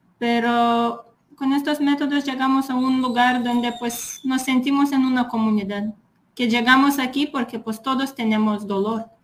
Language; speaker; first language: Spanish; non-native, fluent; Lithuanian